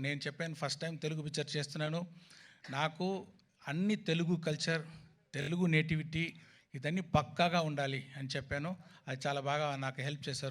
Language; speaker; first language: Telugu; non-native, fluent; Tamil